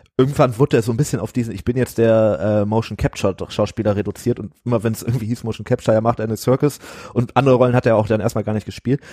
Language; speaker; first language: German; native; German